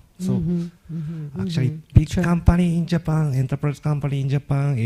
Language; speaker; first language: English; non-native, learner; Japanese